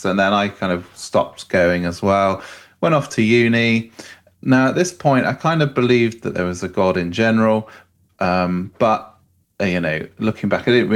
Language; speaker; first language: English; native; English